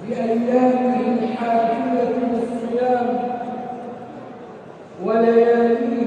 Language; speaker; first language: Arabic; native; Arabic